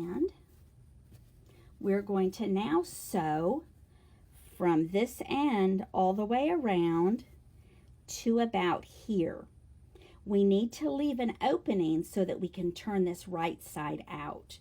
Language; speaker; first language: English; native; English